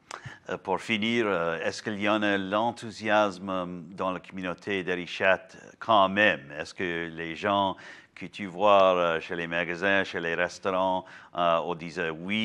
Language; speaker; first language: French; non-native, learner; English